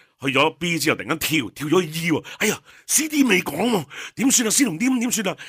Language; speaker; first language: Cantonese; native; Cantonese